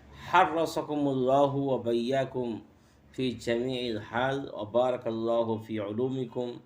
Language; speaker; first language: Arabic; non-native, fluent; Bangla